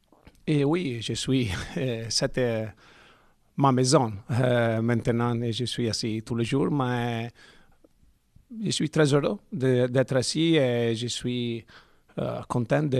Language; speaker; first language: French; non-native, learner; Italian